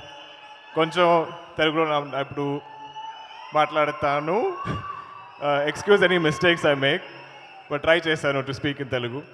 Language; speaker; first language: Telugu; non-native, learner; Malayalam